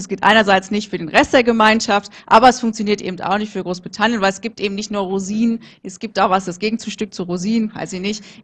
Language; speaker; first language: German; native; German